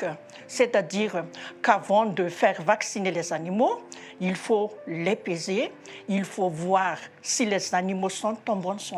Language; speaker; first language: French; non-native, local second language; Malagasy